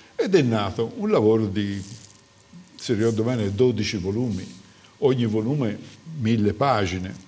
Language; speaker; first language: Italian; native; Italian